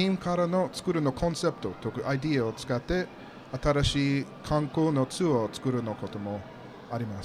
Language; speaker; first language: Japanese; non-native, learner; English